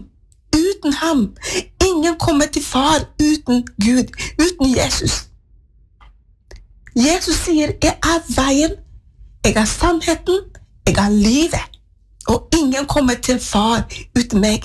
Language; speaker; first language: Norwegian; non-native, fluent; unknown